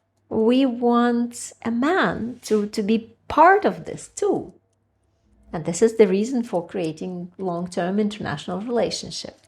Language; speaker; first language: English; non-native, fluent; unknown